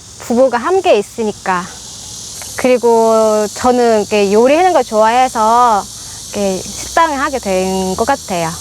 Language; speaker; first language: Korean; non-native, fluent; Vietnamese